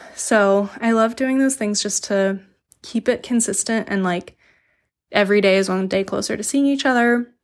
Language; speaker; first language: English; native; English